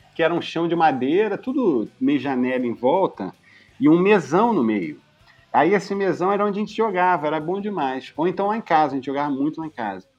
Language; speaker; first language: Portuguese; native; Portuguese